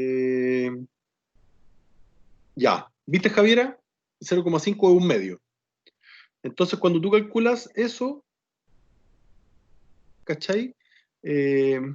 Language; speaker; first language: Spanish; native; Spanish